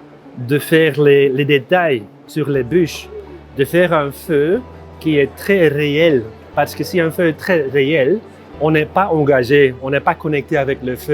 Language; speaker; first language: French; non-native, fluent; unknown